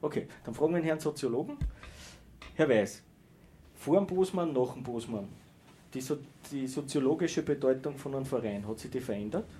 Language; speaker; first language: German; native; German